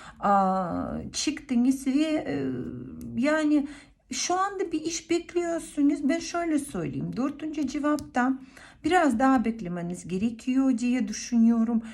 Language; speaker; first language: Turkish; non-native, fluent; Russian